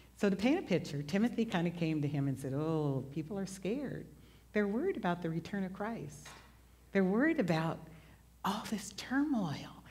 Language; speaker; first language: English; native; English